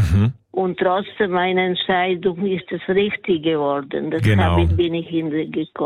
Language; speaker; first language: German; non-native, learner; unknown